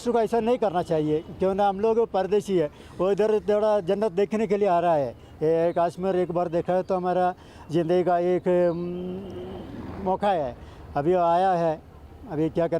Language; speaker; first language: Hindi; non-native, local second language; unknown